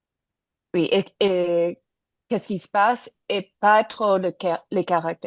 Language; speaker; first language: French; non-native, fluent; English